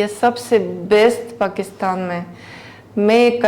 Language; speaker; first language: Hindi; non-native, learner; Greek